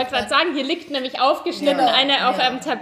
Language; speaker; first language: German; native; German